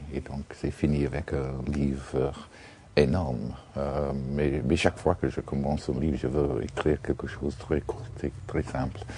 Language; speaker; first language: French; non-native, fluent; English